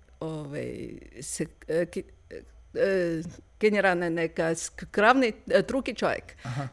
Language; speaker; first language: Croatian; non-native, learner; Chinese